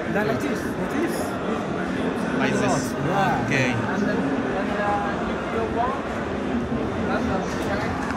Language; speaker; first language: English; non-native, learner; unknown